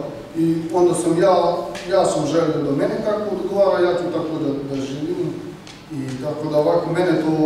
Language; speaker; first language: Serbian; non-native, learner; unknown